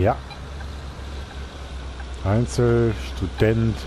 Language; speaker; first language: German; native; German